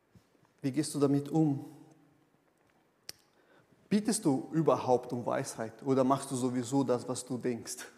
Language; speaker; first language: German; non-native, fluent; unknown